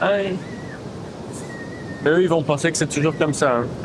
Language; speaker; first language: French; native; French